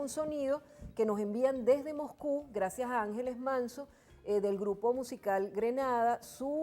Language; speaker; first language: Spanish; native; Spanish